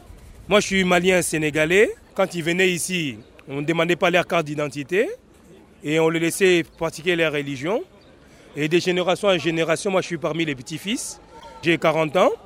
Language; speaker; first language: French; early bilingual, other home language; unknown